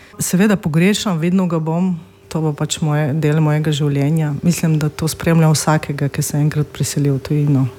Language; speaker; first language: Slovenian; non-native, fluent; Russian